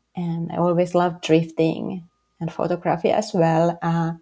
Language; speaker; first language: English; non-native, fluent; Finnish